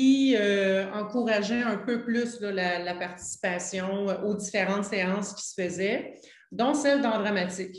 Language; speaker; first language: French; native; French